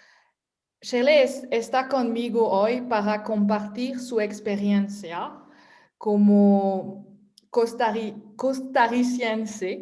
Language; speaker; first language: Spanish; non-native, fluent; French